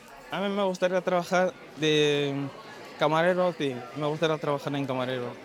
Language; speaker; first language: Spanish; non-native, learner; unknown